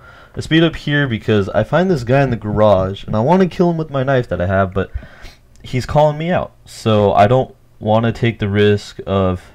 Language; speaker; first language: English; native; English